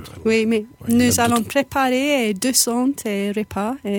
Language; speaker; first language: French; non-native, fluent; English